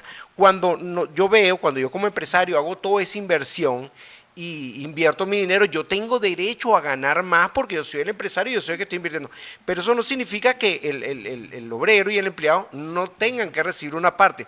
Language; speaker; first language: Spanish; native; Spanish